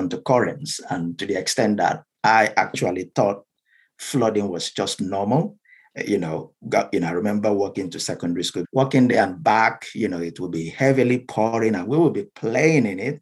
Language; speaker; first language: English; non-native, local second language; Yoruba